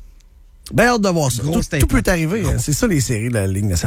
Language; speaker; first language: French; native; French